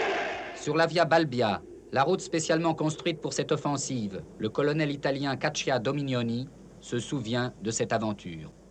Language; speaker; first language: French; native; French